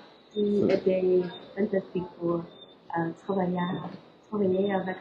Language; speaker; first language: French; non-native, learner; English